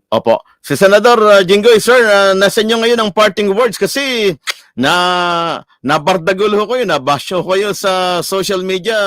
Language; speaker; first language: Filipino; native; Filipino